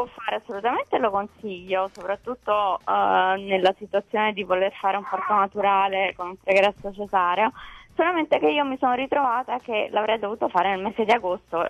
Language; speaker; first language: Italian; native; Italian